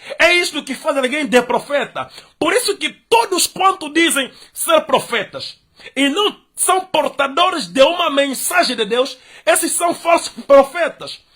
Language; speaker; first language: Portuguese; native; Portuguese